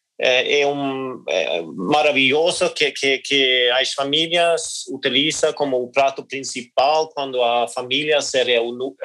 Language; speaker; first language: Portuguese; non-native, learner; Norwegian